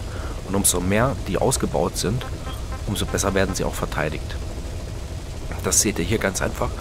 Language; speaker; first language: German; native; German